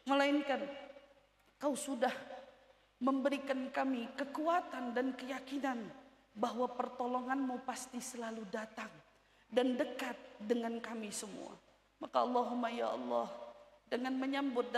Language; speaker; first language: Indonesian; native; Indonesian